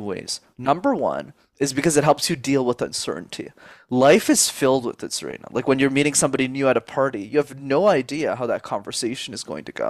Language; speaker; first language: English; native; English